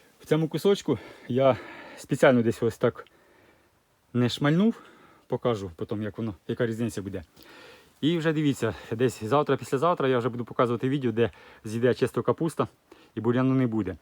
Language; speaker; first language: Ukrainian; native; Ukrainian